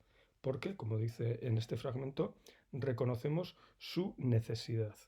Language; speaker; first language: Spanish; native; Spanish